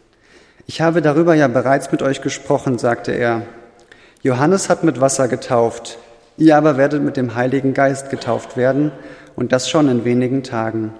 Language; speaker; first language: German; native; German